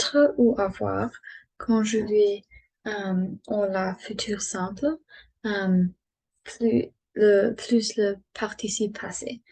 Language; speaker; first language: French; non-native, learner; English